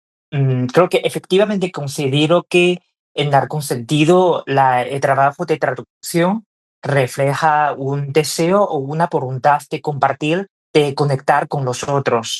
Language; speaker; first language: Spanish; non-native, fluent; Chinese